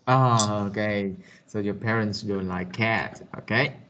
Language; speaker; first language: English; non-native, fluent; Vietnamese